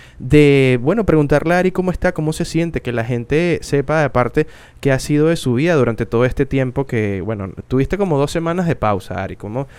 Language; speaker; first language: Spanish; native; Spanish